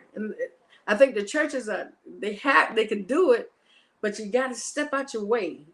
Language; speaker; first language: English; native; English